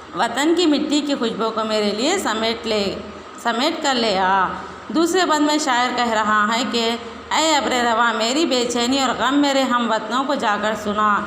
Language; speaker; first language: Urdu; native; Urdu